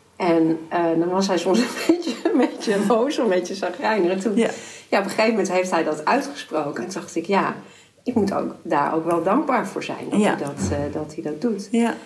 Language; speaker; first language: Dutch; native; Dutch